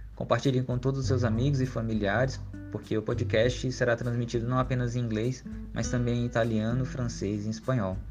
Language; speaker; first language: Portuguese; native; Portuguese